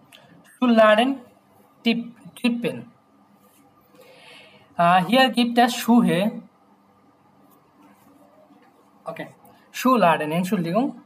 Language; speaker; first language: German; non-native, fluent; Bangla